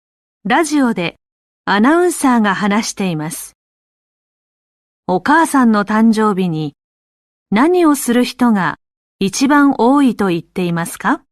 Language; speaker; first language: Japanese; non-native, learner; Indonesian